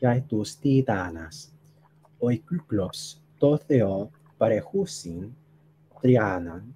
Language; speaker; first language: Greek; non-native, learner; Spanish